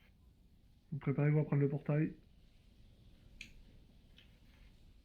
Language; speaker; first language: French; native; French